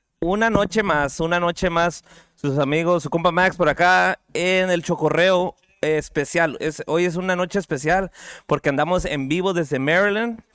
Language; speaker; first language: Spanish; early bilingual, heritage; Spanish